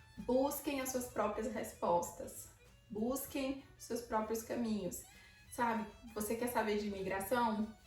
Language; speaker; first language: Portuguese; native; Portuguese